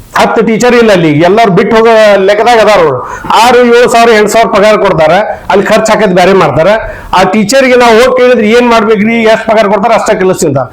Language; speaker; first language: Kannada; non-native, local second language; Urdu